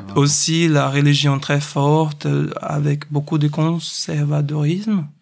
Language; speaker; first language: French; non-native, fluent; Portuguese